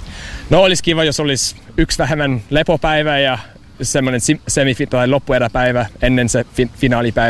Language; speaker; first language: Finnish; non-native, fluent; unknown